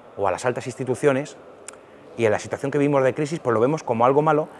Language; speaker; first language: Spanish; native; Spanish